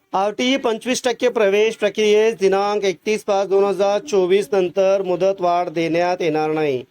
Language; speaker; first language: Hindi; non-native, local second language; Marathi